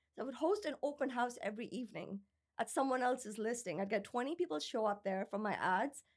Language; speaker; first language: English; non-native, local second language; Urdu